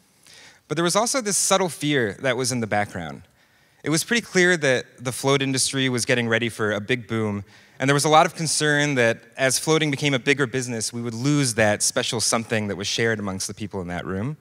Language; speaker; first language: English; native; English